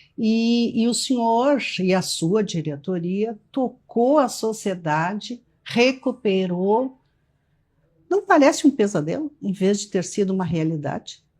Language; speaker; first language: Portuguese; native; Portuguese